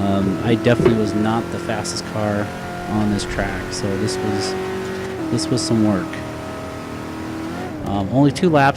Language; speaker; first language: English; native; English